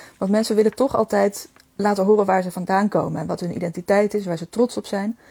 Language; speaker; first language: Dutch; native; Dutch